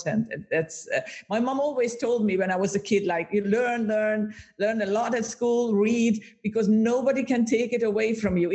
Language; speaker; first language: English; non-native, fluent; Hungarian